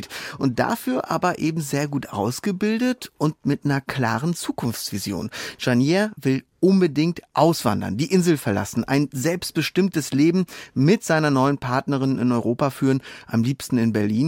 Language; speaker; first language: German; native; German